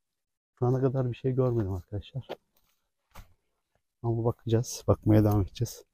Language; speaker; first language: Turkish; native; Turkish